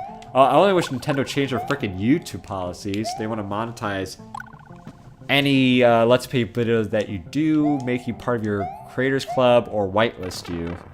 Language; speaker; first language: English; native; English